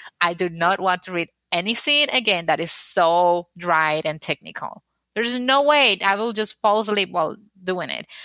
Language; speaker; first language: English; non-native, fluent; Spanish